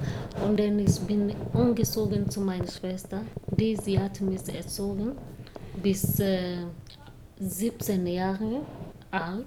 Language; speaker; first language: German; non-native, learner; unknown